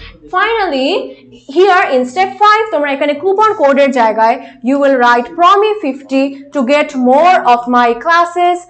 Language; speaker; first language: English; non-native, local second language; Bangla